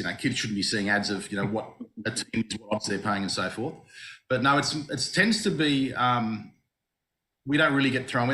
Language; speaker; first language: English; native; English